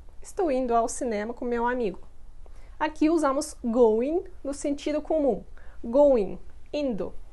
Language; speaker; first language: Portuguese; non-native, fluent; Russian